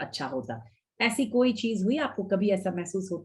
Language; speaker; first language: Hindi; native; Hindi